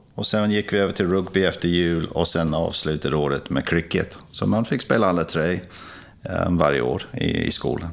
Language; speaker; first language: Swedish; non-native, fluent; English